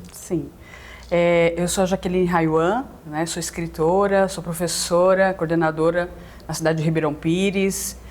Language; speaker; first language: Portuguese; native; Portuguese